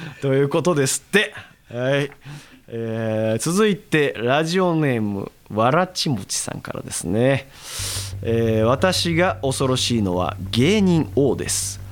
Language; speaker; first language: Japanese; native; Japanese